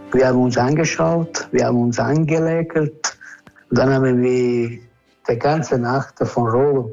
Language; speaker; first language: German; non-native, fluent; Italian